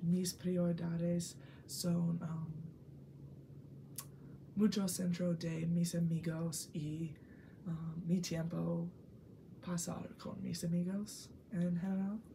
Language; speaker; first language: Spanish; non-native, learner; English